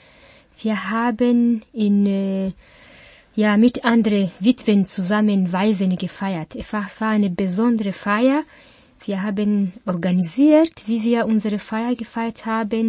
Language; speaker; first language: German; non-native, learner; Kinyarwanda